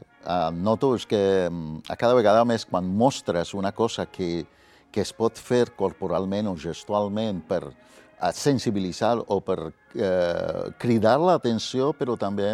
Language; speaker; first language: Catalan; non-native, fluent; Spanish